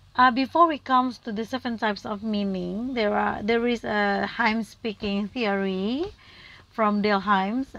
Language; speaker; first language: English; non-native, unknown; Indonesian